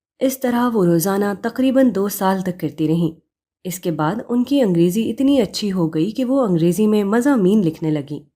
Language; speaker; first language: Urdu; native; Urdu